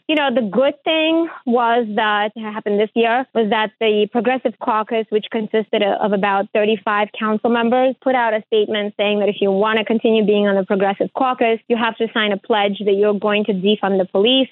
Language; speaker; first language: English; early bilingual, other home language; Ukrainian